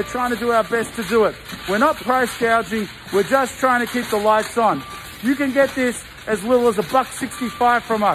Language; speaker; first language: English; native; English